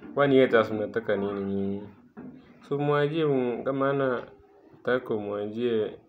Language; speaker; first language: Swahili; non-native, local second language; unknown